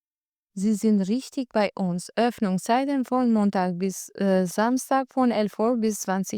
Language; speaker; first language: German; non-native, fluent; Albanian